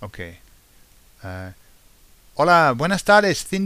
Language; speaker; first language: Spanish; non-native, learner; English